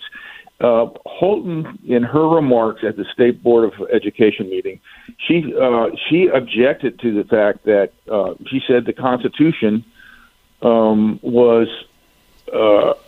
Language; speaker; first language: English; native; English